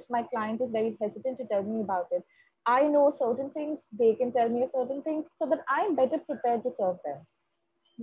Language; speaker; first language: English; non-native, local second language; Hindi